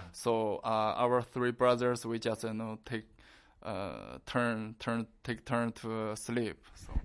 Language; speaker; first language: English; non-native, learner; Chinese